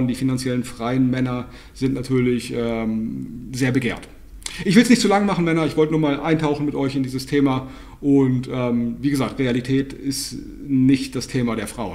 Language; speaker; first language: German; native; German